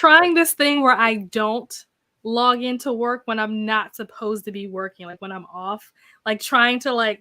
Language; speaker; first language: English; native; English